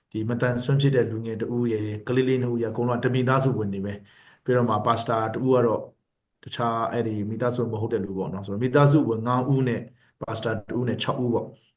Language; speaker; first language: Burmese; non-native, local second language; Hakha Chin